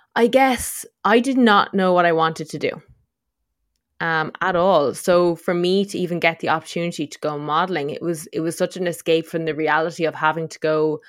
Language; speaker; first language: English; native; English